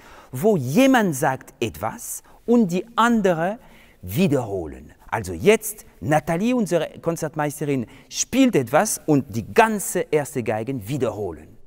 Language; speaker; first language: German; non-native, fluent; French